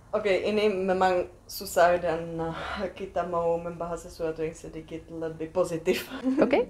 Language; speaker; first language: Indonesian; non-native, fluent; Czech